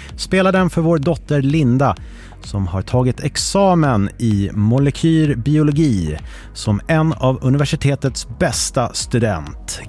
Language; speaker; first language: Swedish; native; Swedish